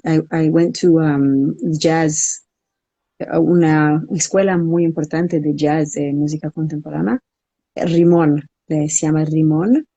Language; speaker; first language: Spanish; non-native, learner; English